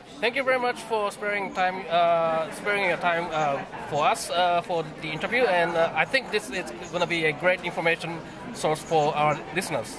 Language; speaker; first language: English; non-native, fluent; Japanese